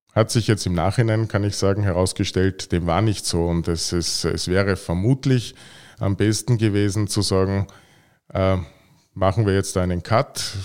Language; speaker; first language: German; native; German